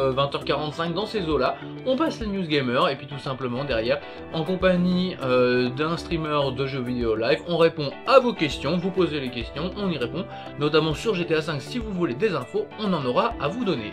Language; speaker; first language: French; native; French